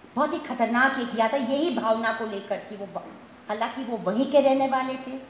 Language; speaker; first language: Hindi; non-native, local second language; Gujarati